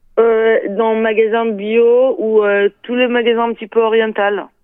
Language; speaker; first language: French; non-native, fluent; Hebrew